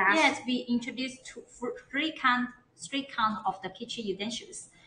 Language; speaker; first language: English; non-native, learner; Chinese